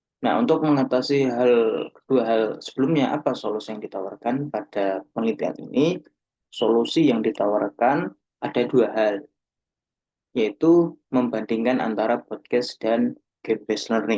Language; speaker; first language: Indonesian; native; Indonesian